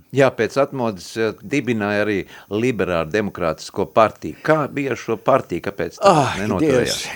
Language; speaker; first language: Latvian; native; Latvian